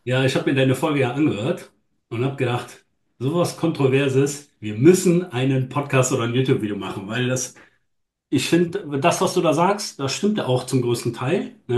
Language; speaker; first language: German; native; German